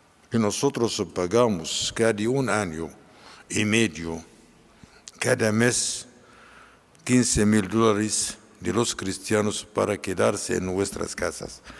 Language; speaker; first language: Spanish; non-native, fluent; Arabic